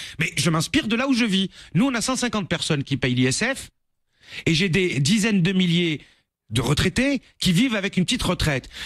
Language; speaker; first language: French; native; French